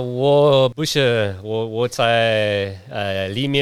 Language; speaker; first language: Chinese; non-native, learner; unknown